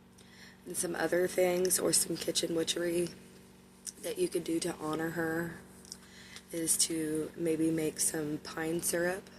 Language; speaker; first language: English; native; English